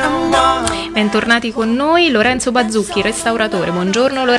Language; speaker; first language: Italian; native; Italian